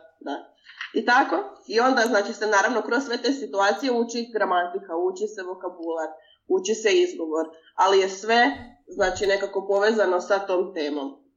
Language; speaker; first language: Croatian; native; Croatian